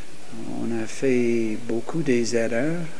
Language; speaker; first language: French; non-native, learner; English